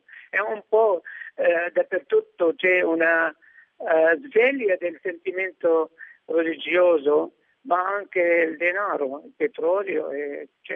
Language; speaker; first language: Italian; non-native, fluent; Arabic